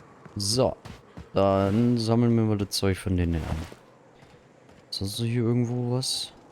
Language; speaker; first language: German; native; German